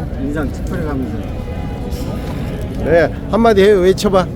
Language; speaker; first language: Korean; native; Korean